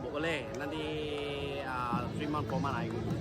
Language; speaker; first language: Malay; non-native, learner; Vietnamese